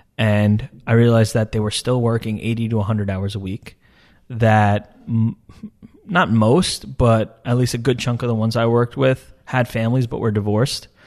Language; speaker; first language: English; early bilingual, other home language; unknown